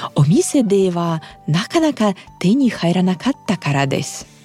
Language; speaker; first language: Japanese; non-native, fluent; Russian